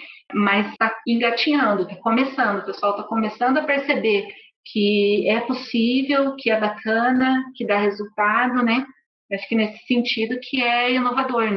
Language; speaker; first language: Portuguese; native; Portuguese